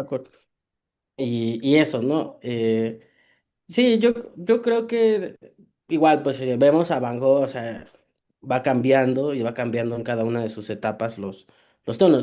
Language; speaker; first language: Spanish; native; Spanish